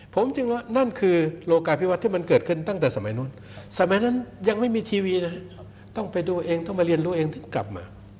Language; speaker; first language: Thai; native; Thai